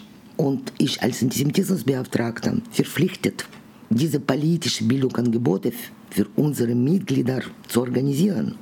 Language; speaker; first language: German; non-native, learner; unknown